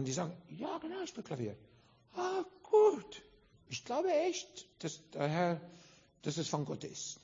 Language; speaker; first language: German; non-native, fluent; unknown